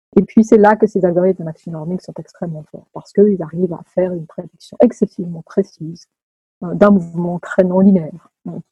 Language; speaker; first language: French; native; French